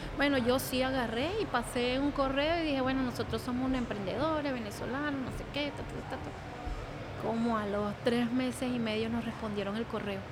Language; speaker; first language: Spanish; native; Spanish